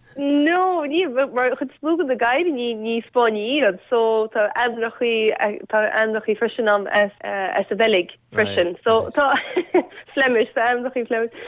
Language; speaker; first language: Irish; native; Irish